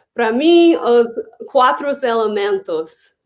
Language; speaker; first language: Portuguese; non-native, learner; English